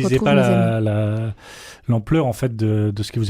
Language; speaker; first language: French; native; French